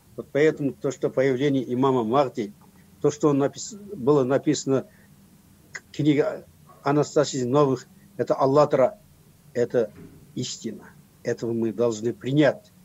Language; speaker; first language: Russian; non-native, local second language; Kazakh